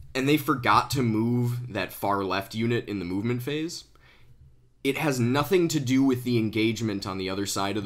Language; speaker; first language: English; native; English